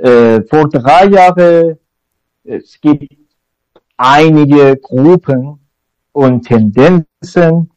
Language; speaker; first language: German; non-native, learner; Persian